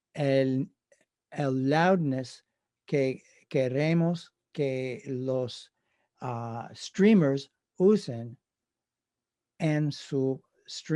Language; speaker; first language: Spanish; non-native, fluent; English